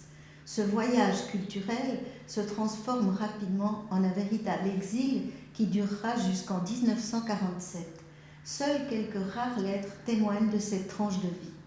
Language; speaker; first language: French; native; French